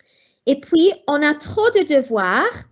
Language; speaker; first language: French; non-native, fluent; Welsh